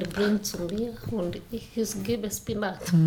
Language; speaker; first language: German; non-native, learner; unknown